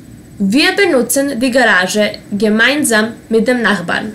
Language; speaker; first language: German; non-native, fluent; Serbian